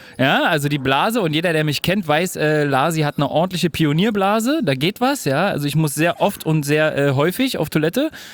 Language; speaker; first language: German; native; German